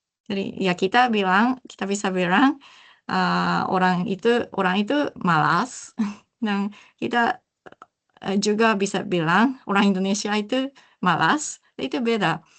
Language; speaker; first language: Indonesian; non-native, learner; Japanese